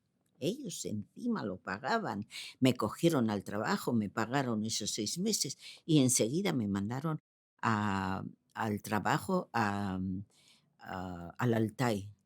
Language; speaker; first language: Spanish; early bilingual, other home language; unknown